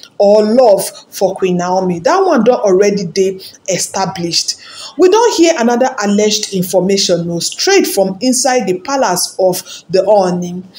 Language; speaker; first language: Nigerian Pidgin; non-native, local second language; Yoruba